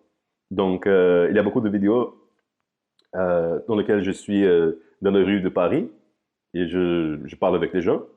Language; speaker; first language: French; non-native, fluent; Portuguese